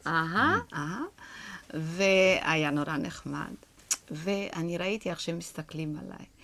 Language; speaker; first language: Hebrew; non-native, fluent; Yiddish